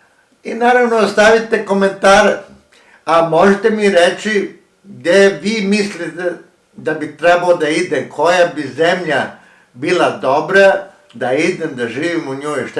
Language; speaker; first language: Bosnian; early bilingual, heritage; Croatian